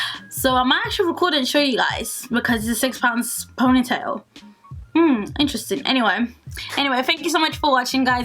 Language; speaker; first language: English; native; English